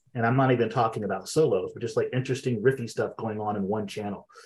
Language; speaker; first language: English; native; English